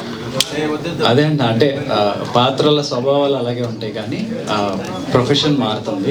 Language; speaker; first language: Telugu; native; Telugu